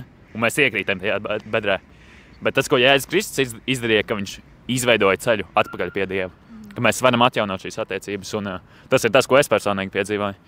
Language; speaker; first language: Latvian; native; Latvian